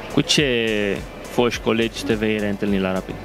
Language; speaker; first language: Romanian; native; Romanian